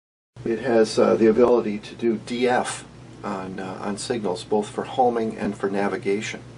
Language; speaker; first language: English; native; English